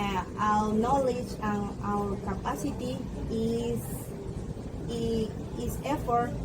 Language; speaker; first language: English; non-native, learner; Spanish